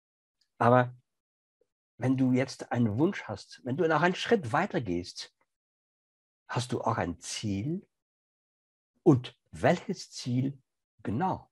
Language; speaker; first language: German; non-native, fluent; French